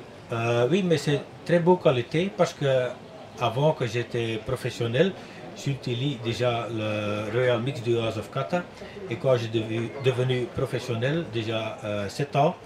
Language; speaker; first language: French; non-native, learner; Dutch